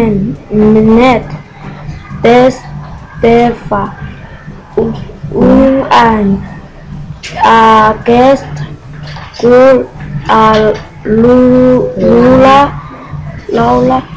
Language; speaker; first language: Catalan; non-native, learner; Chinese